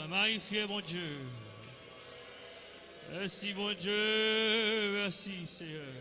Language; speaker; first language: French; native; French